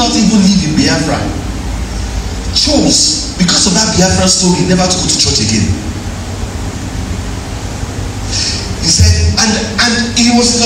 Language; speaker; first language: English; non-native, local second language; Yoruba